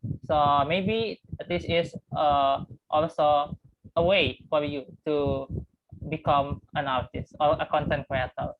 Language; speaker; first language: English; non-native, learner; Indonesian